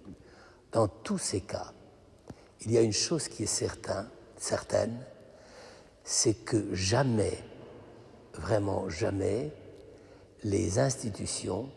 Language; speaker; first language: French; native; French